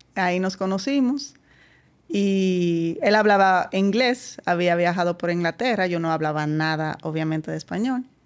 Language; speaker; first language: Spanish; non-native, fluent; Dutch